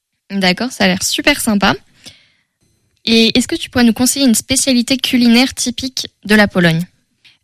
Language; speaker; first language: French; native; French